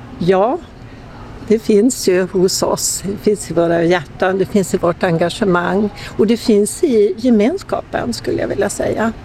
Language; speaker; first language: Swedish; native; Swedish